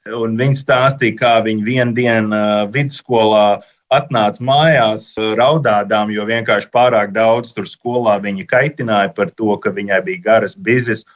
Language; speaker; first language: Latvian; early bilingual, heritage; Latvian